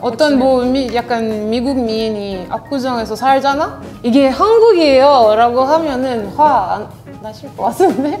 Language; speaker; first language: Korean; non-native, fluent; French